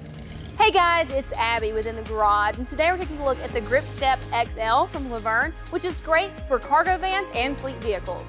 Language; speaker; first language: English; native; English